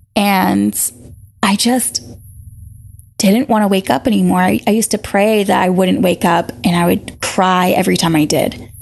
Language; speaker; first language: English; native; English